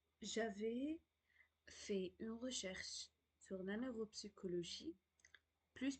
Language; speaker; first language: French; non-native, learner; Arabic